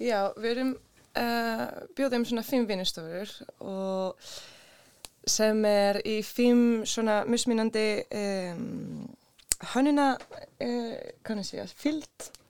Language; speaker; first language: Icelandic; non-native, learner; Swedish